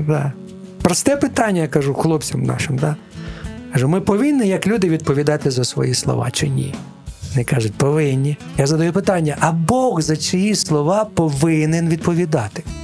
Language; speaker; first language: Ukrainian; non-native, local second language; Russian